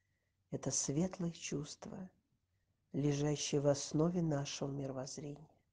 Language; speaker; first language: Russian; native; Russian